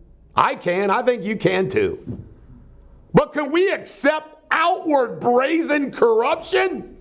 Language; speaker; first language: English; native; English